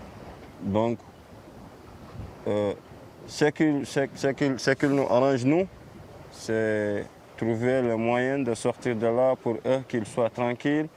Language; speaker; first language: French; non-native, fluent; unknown